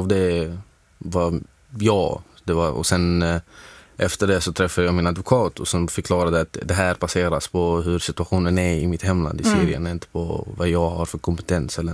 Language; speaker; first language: Swedish; non-native, fluent; Arabic